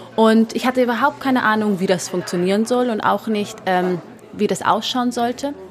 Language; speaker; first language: German; early bilingual, other home language; Amharic